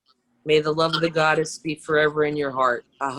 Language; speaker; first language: English; native; English